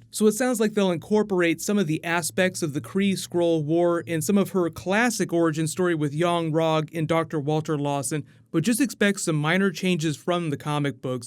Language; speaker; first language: English; native; English